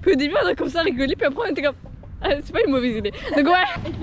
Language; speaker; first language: French; native; French